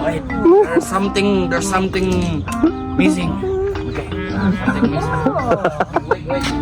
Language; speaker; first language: English; non-native, local second language; Filipino